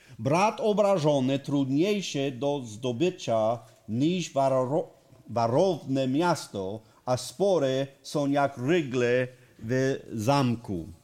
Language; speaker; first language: Polish; non-native, learner; English